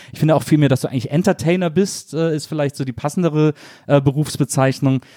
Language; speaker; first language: German; native; German